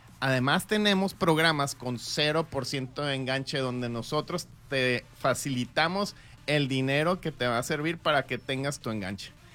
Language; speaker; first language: Spanish; native; Spanish